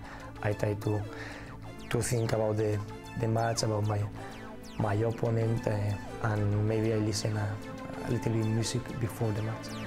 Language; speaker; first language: English; non-native, learner; Spanish